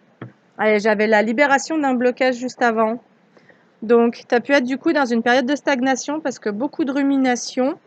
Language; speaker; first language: French; native; French